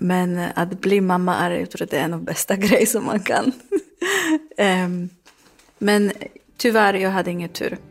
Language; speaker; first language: Swedish; non-native, learner; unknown